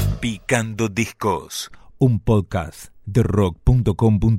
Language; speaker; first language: Spanish; native; Spanish